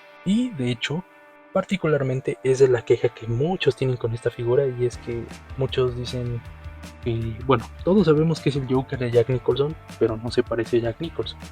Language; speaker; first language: Spanish; native; Spanish